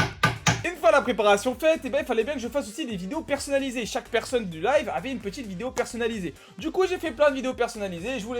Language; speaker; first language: French; native; French